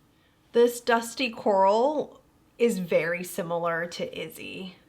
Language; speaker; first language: English; native; English